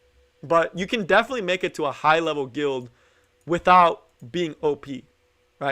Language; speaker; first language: English; native; English